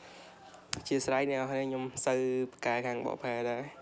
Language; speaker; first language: Khmer; native; Khmer